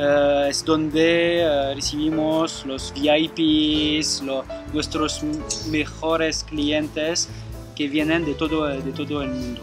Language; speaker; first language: Spanish; non-native, fluent; French